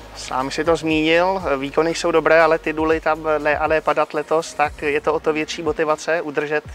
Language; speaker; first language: Czech; native; Czech